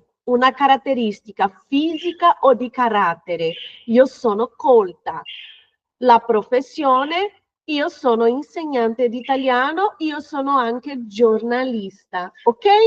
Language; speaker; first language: Italian; non-native, fluent; Portuguese